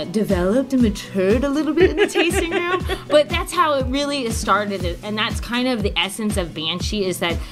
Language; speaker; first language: English; native; English